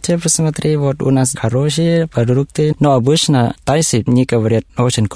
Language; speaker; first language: Russian; non-native, learner; Thai